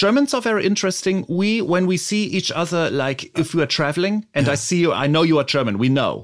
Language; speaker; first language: English; non-native, fluent; German